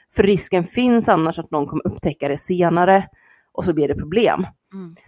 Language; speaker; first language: Swedish; native; Swedish